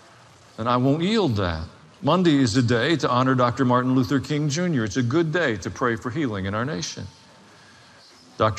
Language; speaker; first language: English; native; English